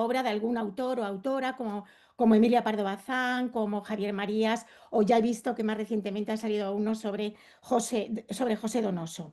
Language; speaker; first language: Spanish; native; Spanish